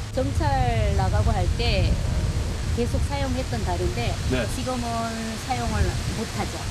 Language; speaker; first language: Korean; native; Korean